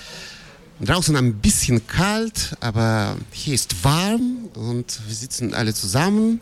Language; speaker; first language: German; non-native, fluent; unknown